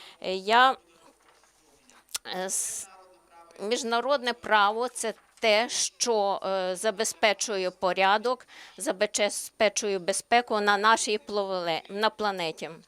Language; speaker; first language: Ukrainian; non-native, learner; Slovenian